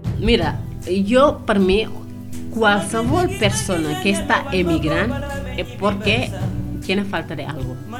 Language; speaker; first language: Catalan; non-native, fluent; Wolof